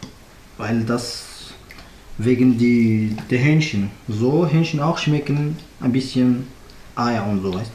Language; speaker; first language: German; non-native, learner; French